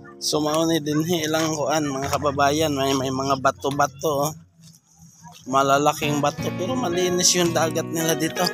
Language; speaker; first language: Filipino; non-native, local second language; Bikol